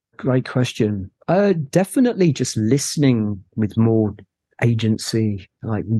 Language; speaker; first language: English; native; English